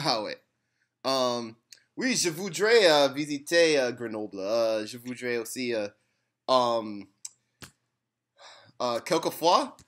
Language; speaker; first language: French; non-native, learner; English